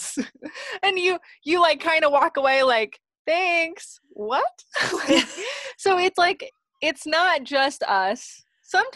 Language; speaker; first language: English; native; English